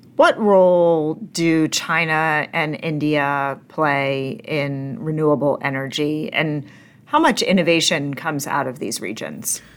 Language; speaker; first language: English; native; English